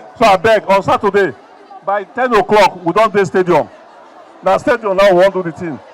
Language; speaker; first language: Nigerian Pidgin; native; Nigerian Pidgin